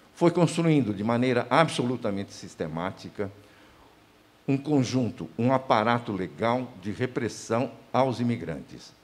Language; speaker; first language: Portuguese; native; Portuguese